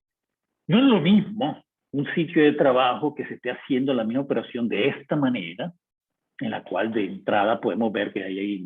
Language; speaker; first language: Spanish; native; Spanish